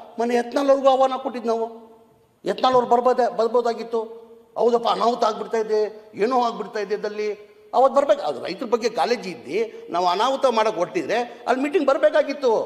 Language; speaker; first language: Kannada; non-native, local second language; Urdu